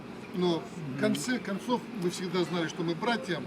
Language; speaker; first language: Russian; non-native, local second language; Karachay-Balkar